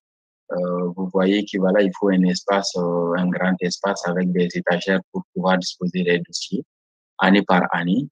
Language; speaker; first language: French; non-native, local second language; Bambara